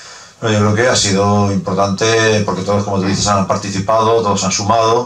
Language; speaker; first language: Spanish; native; Spanish